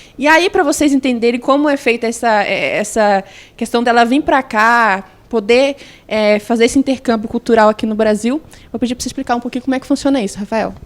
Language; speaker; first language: Portuguese; native; Portuguese